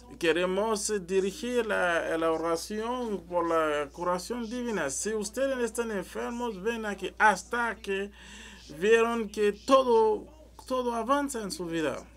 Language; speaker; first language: Spanish; non-native, learner; French